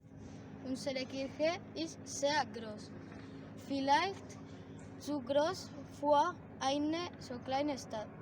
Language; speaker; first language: German; non-native, learner; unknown